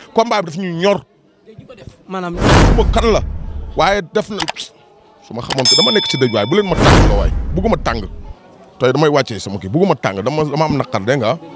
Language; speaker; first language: Wolof; native; Wolof